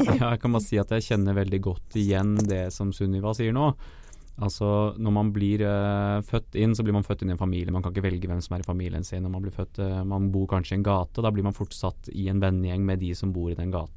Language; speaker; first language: Norwegian; native; Norwegian